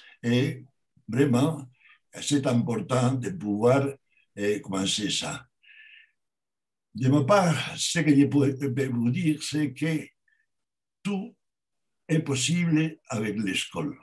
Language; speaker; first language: French; non-native, learner; Spanish